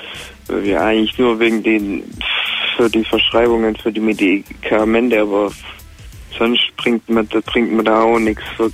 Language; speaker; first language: German; native; German